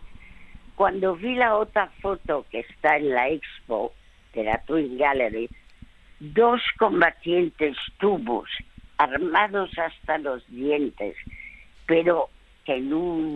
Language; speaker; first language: Spanish; early bilingual, other home language; French